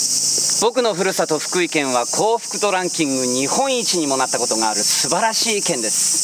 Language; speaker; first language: Japanese; native; Japanese